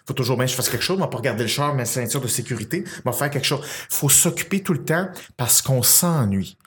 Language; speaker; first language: French; native; French